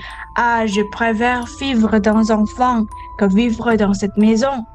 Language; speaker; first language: French; non-native, learner; Indonesian